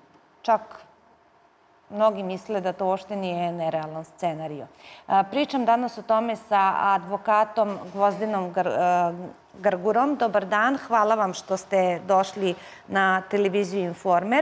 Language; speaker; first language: Serbian; native; Serbian